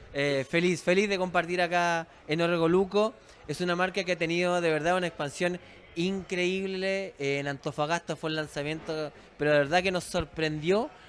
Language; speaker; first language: Spanish; native; Spanish